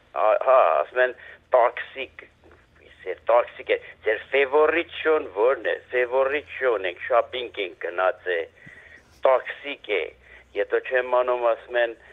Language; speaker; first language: Armenian; native; Armenian